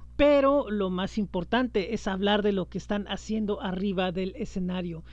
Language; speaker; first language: Spanish; native; Spanish